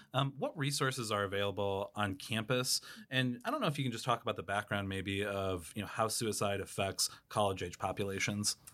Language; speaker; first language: English; native; English